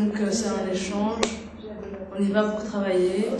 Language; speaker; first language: French; native; French